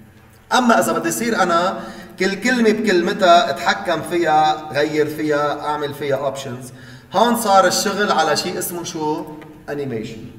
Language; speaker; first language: Arabic; native; Arabic